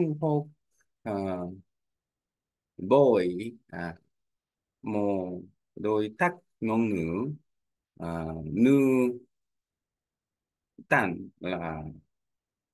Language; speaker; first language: Vietnamese; non-native, learner; Korean